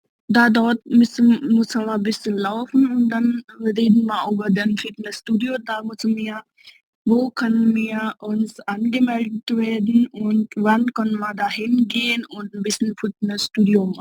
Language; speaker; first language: German; non-native, learner; Hindi